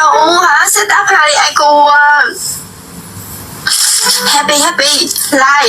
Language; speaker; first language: Indonesian; non-native, learner; Vietnamese